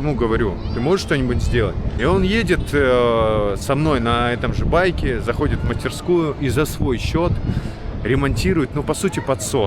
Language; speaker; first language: Russian; native; Russian